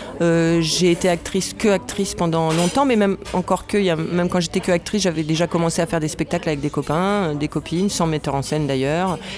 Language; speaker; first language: French; native; French